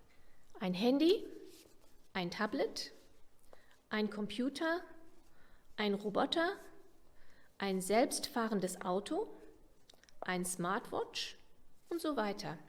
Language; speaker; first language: German; non-native, fluent; English